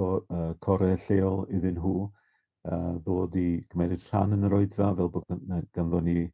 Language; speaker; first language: Welsh; native; Welsh